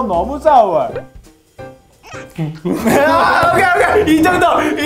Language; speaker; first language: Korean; non-native, learner; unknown